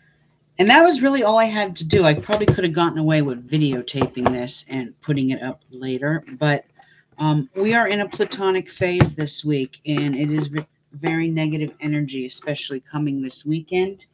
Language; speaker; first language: English; native; English